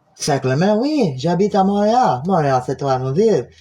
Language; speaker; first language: French; non-native, learner; English